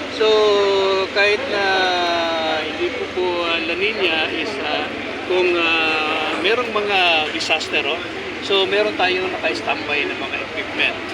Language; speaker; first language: Filipino; non-native, local second language; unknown